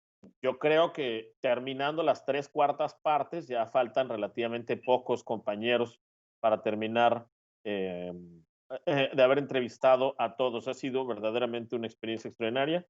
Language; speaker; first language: Spanish; native; Spanish